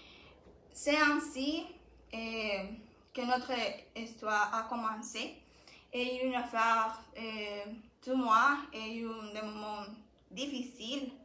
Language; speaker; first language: French; non-native, learner; Spanish